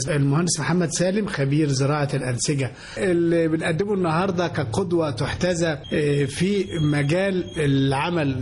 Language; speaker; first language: Arabic; native; Arabic